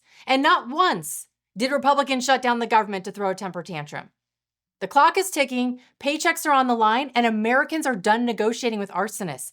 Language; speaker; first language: English; native; English